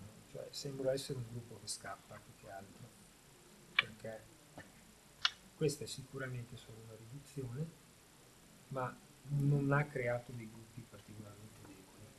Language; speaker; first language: Italian; native; Italian